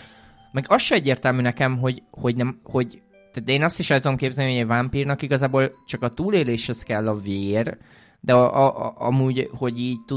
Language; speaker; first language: Hungarian; native; Hungarian